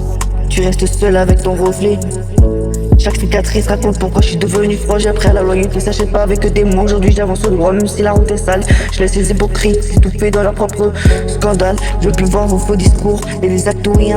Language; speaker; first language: French; native; French